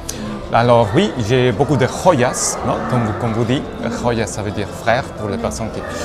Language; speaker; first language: French; non-native, fluent; Spanish